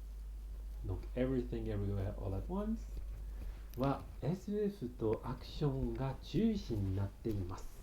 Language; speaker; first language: Japanese; non-native, fluent; French